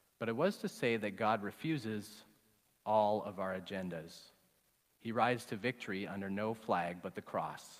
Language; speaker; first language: English; native; English